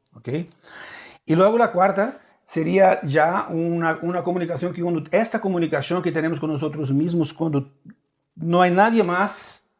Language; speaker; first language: Spanish; non-native, fluent; Portuguese